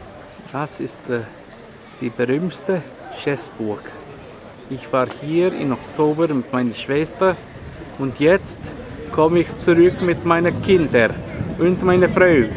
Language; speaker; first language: German; non-native, learner; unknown